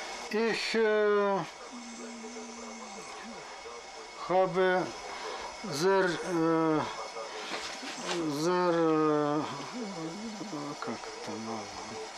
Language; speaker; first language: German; non-native, learner; Russian